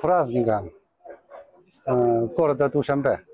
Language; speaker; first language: Russian; non-native, learner; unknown